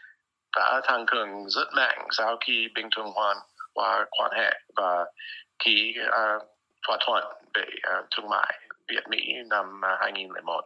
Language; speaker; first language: Vietnamese; non-native, fluent; English